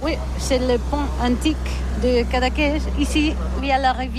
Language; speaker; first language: French; non-native, learner; Catalan